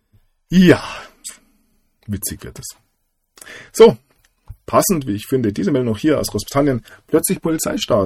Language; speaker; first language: German; native; German